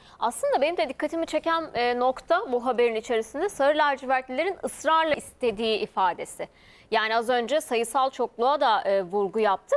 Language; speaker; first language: Turkish; native; Turkish